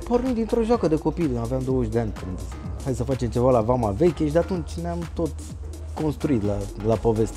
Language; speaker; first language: Romanian; native; Romanian